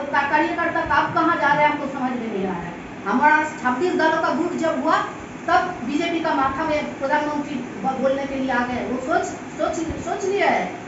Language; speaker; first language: Hindi; non-native, local second language; Bangla